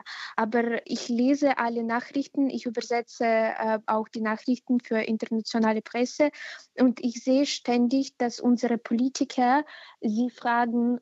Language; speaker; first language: German; non-native, fluent; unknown